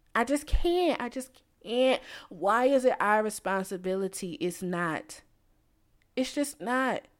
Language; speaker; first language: English; native; English